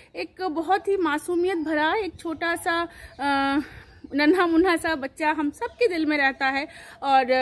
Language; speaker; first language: Hindi; native; Hindi